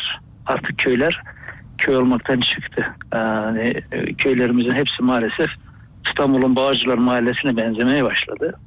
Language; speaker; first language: Turkish; native; Turkish